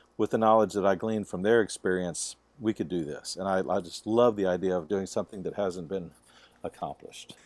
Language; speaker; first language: English; native; English